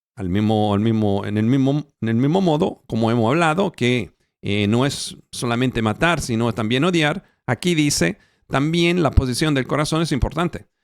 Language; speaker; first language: Spanish; non-native, fluent; Italian